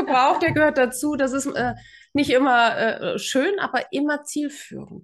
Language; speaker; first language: German; native; German